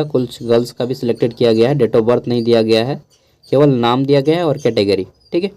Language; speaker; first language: Hindi; native; Hindi